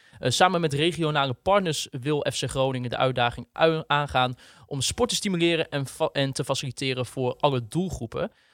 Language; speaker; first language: Dutch; native; Dutch